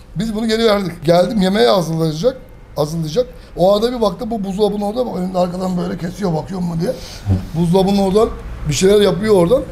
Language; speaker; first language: Turkish; early bilingual, heritage; Turkish